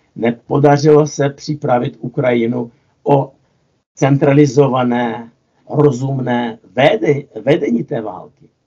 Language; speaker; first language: Czech; non-native, fluent; Russian